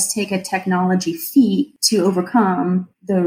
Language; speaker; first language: English; native; English